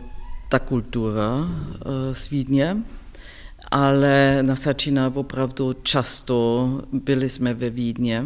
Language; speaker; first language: Czech; non-native, learner; German